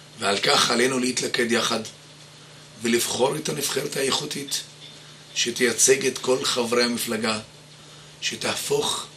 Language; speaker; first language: Hebrew; non-native, local second language; Arabic